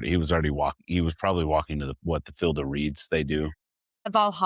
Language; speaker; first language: English; native; English